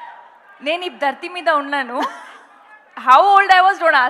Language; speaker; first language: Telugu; non-native, fluent; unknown